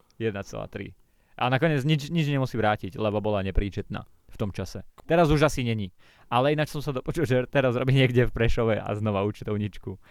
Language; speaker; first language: Slovak; native; Slovak